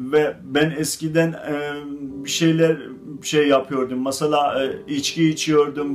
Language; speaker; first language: Turkish; non-native, fluent; Azerbaijani